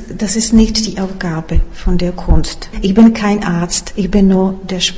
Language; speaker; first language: German; non-native, fluent; Czech